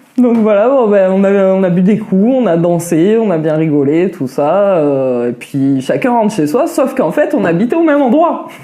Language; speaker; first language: French; native; French